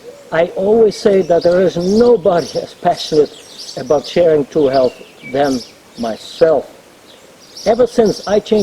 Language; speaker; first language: English; non-native, fluent; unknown